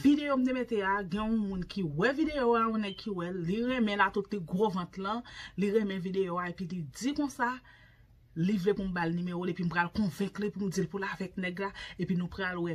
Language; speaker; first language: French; non-native, learner; Haitian Creole